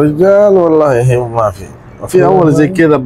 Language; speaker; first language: Arabic; non-native, learner; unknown